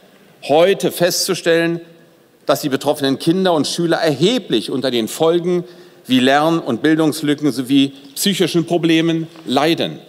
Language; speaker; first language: German; native; German